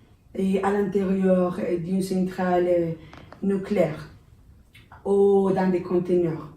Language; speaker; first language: French; non-native, learner; Spanish